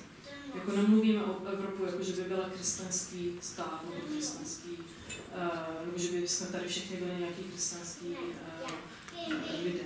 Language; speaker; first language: Czech; non-native, fluent; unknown